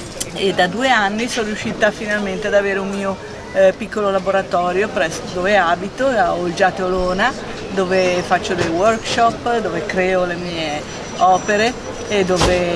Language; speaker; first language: Italian; native; Italian